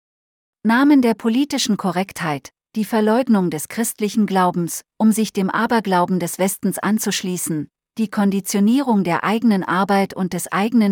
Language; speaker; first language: German; native; German